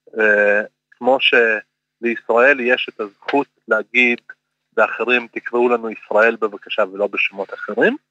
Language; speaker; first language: Hebrew; early bilingual, other home language; Russian